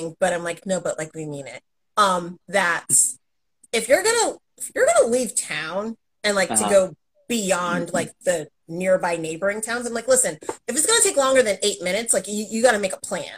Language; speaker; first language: English; native; English